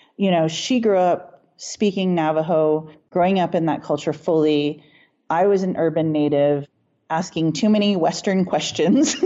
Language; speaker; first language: English; native; English